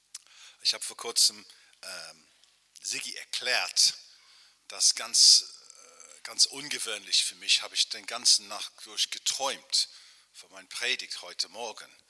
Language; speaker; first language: German; non-native, fluent; English